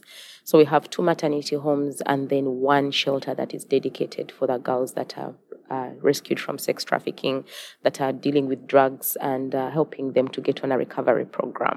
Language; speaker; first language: English; non-native, local second language; Ganda